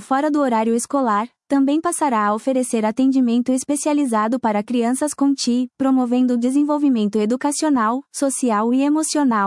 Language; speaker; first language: Portuguese; native; Portuguese